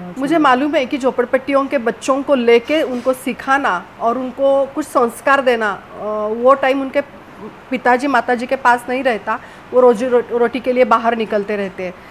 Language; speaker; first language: Hindi; non-native, local second language; Marathi